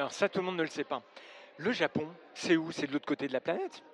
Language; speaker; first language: French; native; French